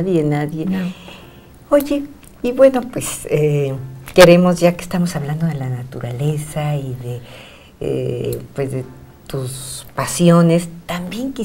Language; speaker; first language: Spanish; native; Spanish